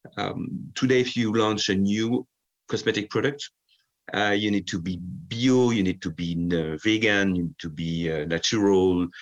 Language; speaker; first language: English; non-native, fluent; French